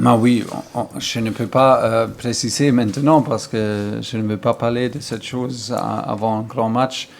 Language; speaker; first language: French; non-native, learner; German